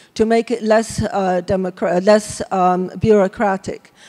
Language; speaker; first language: English; native; English